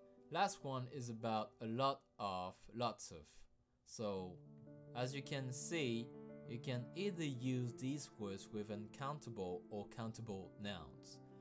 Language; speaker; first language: English; non-native, fluent; French